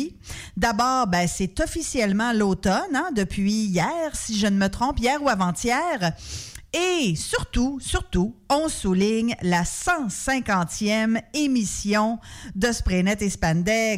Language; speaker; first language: French; native; French